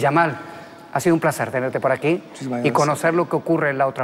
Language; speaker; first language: Spanish; native; Spanish